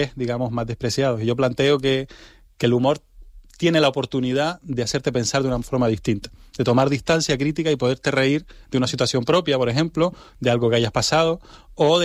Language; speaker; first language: Spanish; native; Spanish